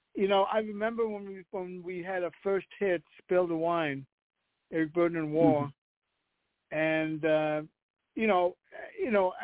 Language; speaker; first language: English; non-native, fluent; Danish